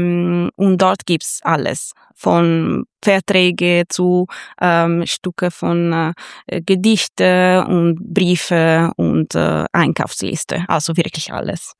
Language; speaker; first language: German; non-native, fluent; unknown